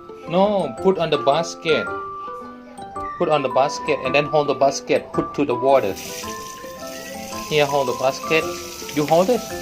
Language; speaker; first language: English; non-native, learner; Thai